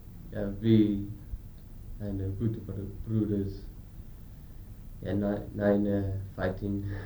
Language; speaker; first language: German; non-native, learner; English